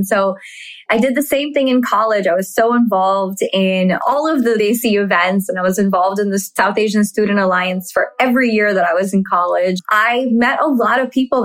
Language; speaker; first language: English; early bilingual, other home language; Hindi